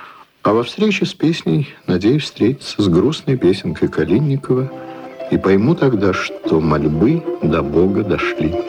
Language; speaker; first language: Russian; native; Russian